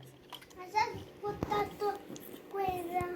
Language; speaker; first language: Italian; early bilingual, other home language; Bangla